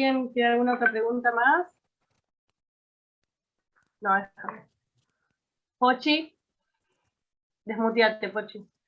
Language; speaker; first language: Spanish; native; Spanish